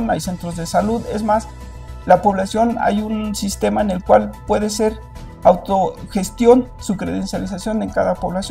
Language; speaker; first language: Spanish; native; Spanish